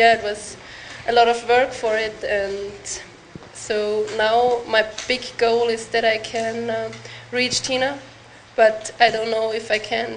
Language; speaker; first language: English; non-native, learner; German